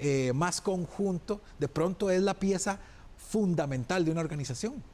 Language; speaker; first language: Spanish; native; Spanish